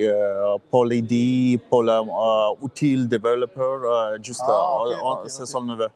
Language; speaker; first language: French; non-native, learner; English